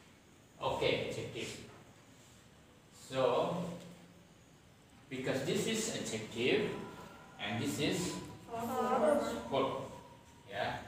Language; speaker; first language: English; non-native, fluent; Indonesian